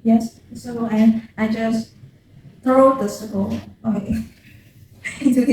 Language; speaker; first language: English; non-native, learner; Vietnamese